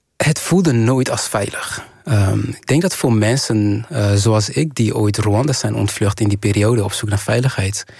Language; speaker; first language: Dutch; early bilingual, other home language; Kinyarwanda